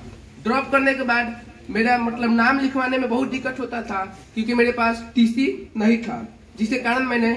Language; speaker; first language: Hindi; native; Hindi